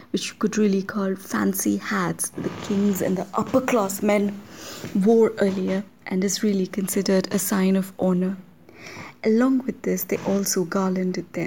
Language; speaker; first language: English; non-native, local second language; Kannada